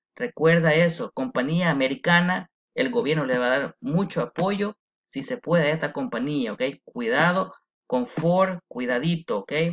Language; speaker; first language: Spanish; early bilingual, heritage; Spanish